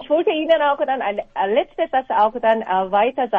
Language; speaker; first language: German; non-native, fluent; Korean